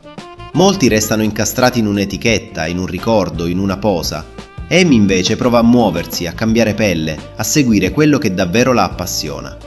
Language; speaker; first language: Italian; native; Italian